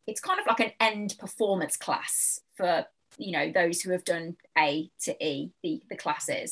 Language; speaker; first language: English; native; English